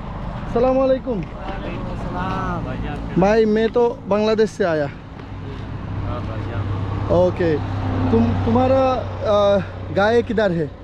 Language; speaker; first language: Hindi; non-native, learner; Bangla